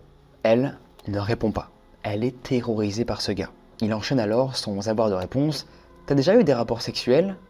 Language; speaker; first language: French; native; French